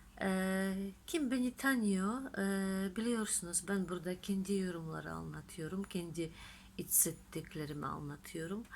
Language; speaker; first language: Turkish; non-native, fluent; Russian